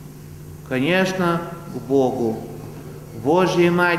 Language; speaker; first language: Russian; native; Russian